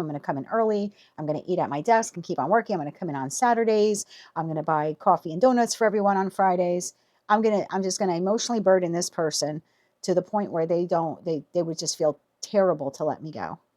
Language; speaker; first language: English; native; English